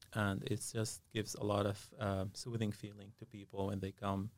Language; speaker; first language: English; non-native, fluent; Arabic